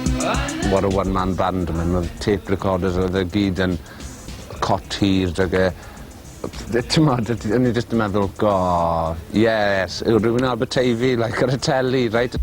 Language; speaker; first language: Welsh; native; Welsh